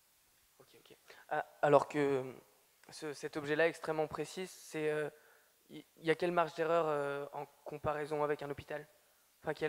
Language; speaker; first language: French; native; French